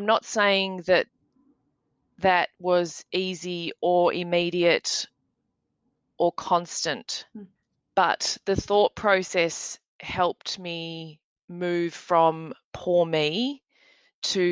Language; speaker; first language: English; native; English